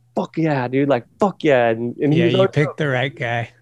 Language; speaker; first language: English; native; English